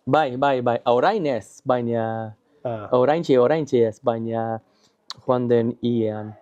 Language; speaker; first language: Basque; non-native, learner; English